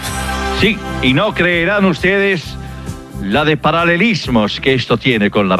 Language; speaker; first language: Spanish; native; Spanish